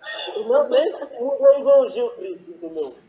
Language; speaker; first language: Portuguese; non-native, fluent; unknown